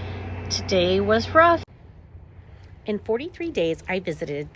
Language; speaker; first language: English; native; English